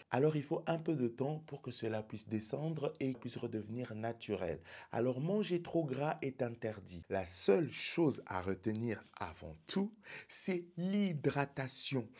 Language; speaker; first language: French; non-native, local second language; Lingala